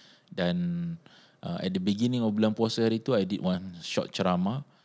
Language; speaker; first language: English; non-native, local second language; Malay